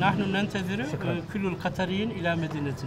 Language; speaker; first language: Arabic; non-native, fluent; Turkish